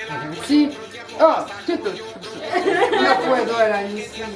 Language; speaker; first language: Spanish; non-native, learner; French